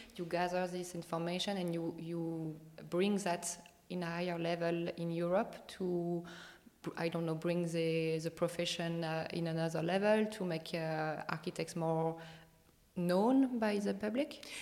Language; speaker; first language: English; non-native, fluent; French